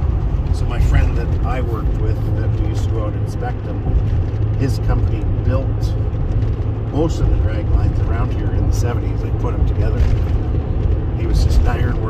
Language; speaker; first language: English; native; English